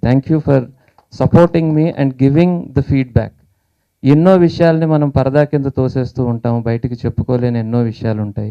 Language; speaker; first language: Telugu; native; Telugu